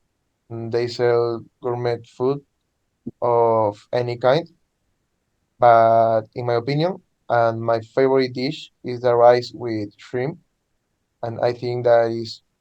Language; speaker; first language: English; non-native, learner; Spanish